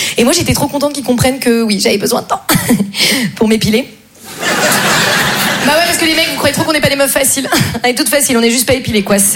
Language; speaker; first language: French; native; French